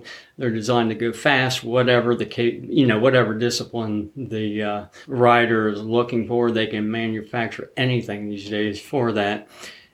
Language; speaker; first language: English; native; English